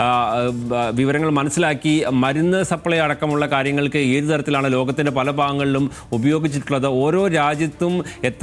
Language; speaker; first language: Malayalam; native; Malayalam